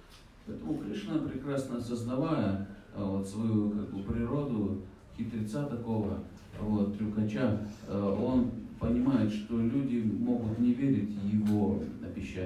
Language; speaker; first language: Russian; native; Russian